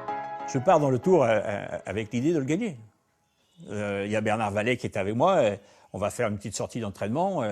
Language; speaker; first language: French; native; French